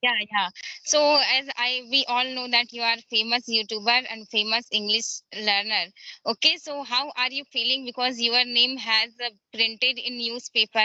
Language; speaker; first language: English; non-native, learner; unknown